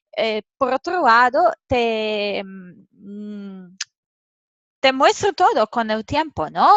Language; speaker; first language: Spanish; non-native, fluent; Serbian